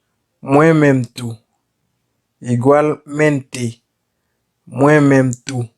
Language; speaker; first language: Spanish; non-native, learner; Haitian Creole